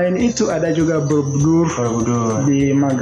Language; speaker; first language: Indonesian; non-native, learner; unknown